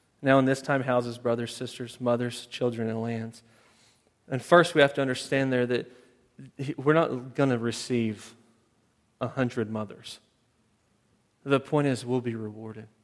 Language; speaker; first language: English; native; English